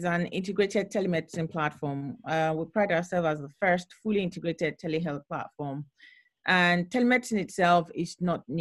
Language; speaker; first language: English; non-native, local second language; Yoruba